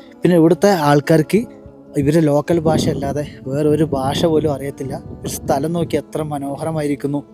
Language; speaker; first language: Malayalam; native; Malayalam